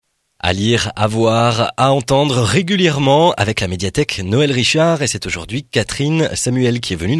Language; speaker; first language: French; native; French